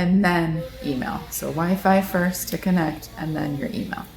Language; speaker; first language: English; native; English